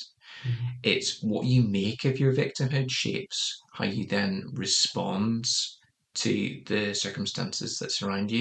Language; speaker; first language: English; native; English